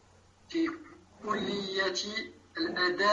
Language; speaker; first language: Arabic; non-native, learner; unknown